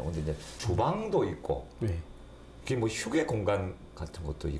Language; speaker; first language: Korean; native; Korean